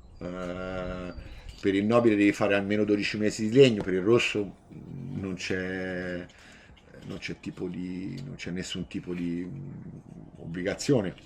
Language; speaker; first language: Italian; native; Italian